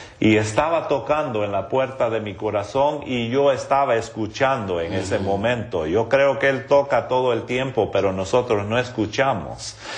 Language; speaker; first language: Spanish; non-native, local second language; English